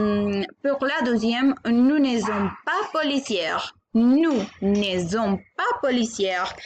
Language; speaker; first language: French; non-native, learner; Spanish